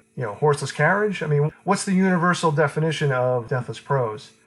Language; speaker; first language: English; native; English